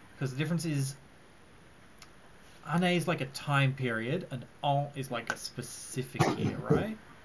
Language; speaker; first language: English; native; English